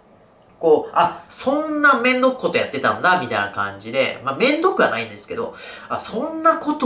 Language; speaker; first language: Japanese; native; Japanese